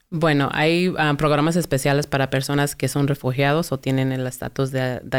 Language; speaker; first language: Spanish; early bilingual, heritage; Spanish